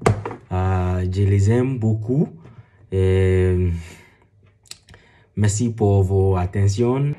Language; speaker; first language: French; non-native, learner; Yoruba